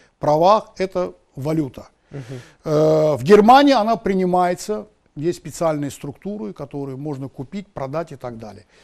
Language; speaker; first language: Russian; non-native, local second language; Azerbaijani